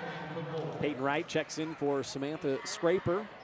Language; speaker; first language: English; native; English